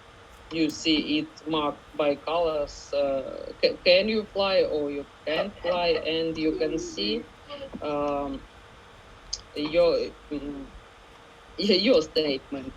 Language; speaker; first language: English; non-native, learner; Ukrainian